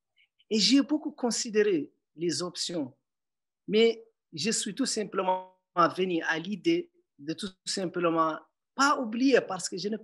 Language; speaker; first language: French; non-native, local second language; Arabic